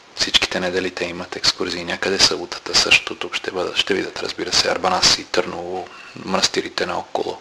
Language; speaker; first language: Bulgarian; native; Bulgarian